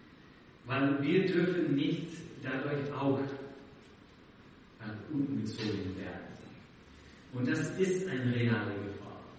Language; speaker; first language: German; non-native, fluent; English